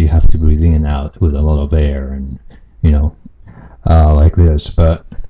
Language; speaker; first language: English; non-native, fluent; Japanese